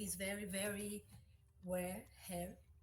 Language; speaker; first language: English; non-native, learner; Portuguese